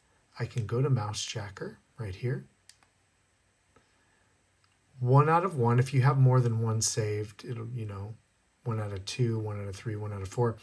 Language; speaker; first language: English; native; English